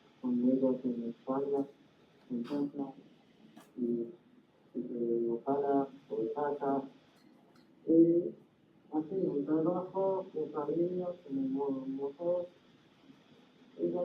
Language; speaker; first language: Spanish; non-native, learner; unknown